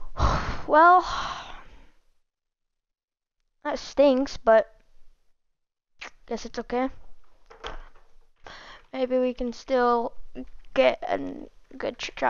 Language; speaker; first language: English; native; English